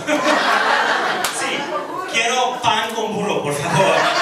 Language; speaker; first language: Spanish; non-native, fluent; English